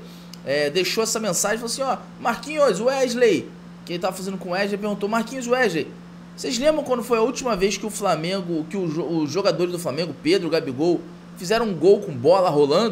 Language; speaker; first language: Portuguese; native; Portuguese